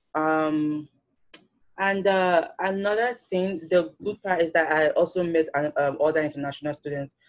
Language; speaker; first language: English; non-native, local second language; Yoruba